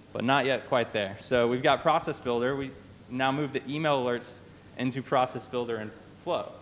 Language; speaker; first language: English; native; English